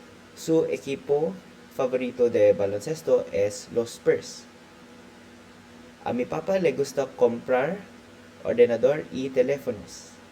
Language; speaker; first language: Spanish; non-native, learner; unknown